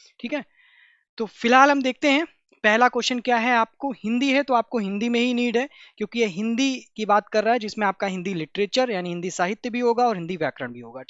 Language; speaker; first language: Hindi; native; Hindi